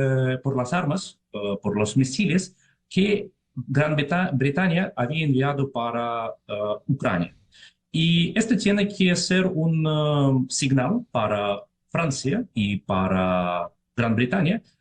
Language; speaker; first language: Spanish; non-native, fluent; Russian